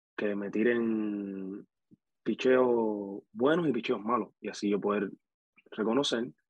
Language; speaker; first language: Spanish; native; Spanish